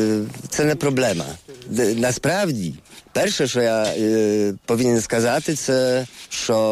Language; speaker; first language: Ukrainian; non-native, fluent; Polish